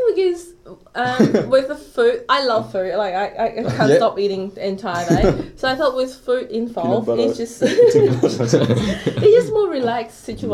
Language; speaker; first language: English; non-native, local second language; Cantonese